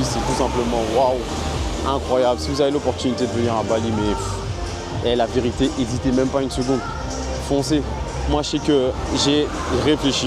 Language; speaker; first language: French; native; French